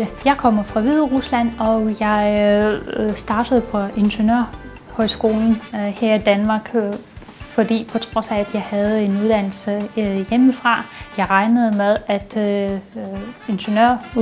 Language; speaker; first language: Danish; non-native, fluent; Belarusian